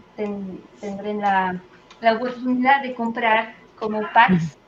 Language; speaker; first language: Spanish; non-native, fluent; French